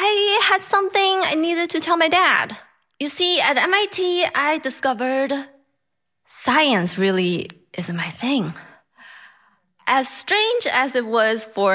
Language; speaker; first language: English; non-native, fluent; Chinese